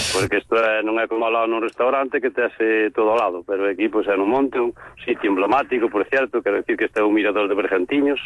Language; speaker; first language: Galician; native; Galician